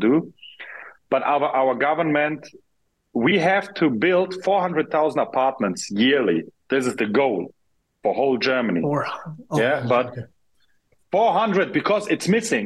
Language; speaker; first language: English; non-native, fluent; German